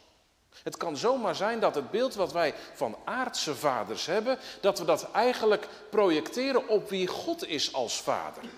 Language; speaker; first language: Dutch; native; Dutch